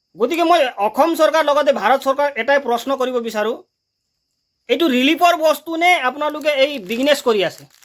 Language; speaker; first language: Assamese; non-native, local second language; Nepali